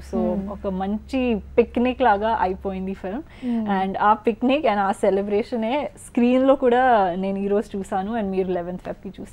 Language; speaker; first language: Telugu; non-native, learner; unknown